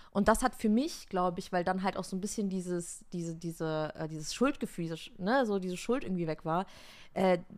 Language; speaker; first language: German; native; German